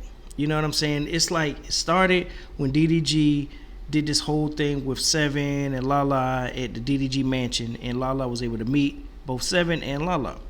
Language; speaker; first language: English; native; English